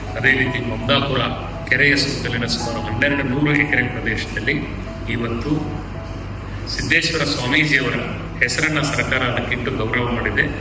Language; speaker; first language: Kannada; native; Kannada